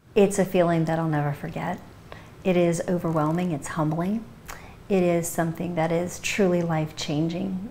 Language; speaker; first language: English; native; English